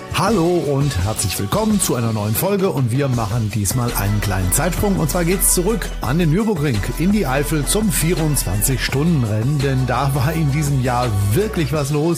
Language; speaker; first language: German; native; German